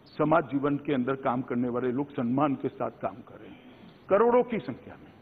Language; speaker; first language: Hindi; non-native, local second language; Gujarati